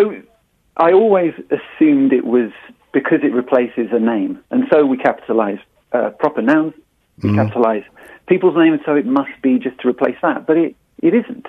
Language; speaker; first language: English; native; English